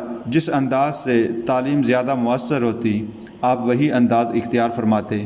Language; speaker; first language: Urdu; native; Urdu